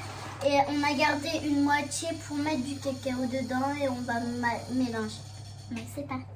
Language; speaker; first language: French; native; French